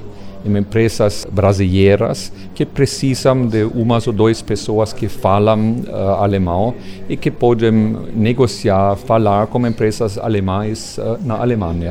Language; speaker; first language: Portuguese; non-native, fluent; German